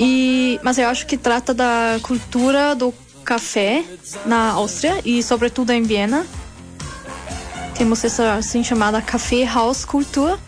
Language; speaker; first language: Portuguese; non-native, learner; German